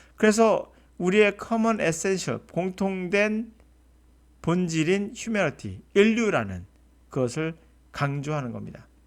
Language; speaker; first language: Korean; native; Korean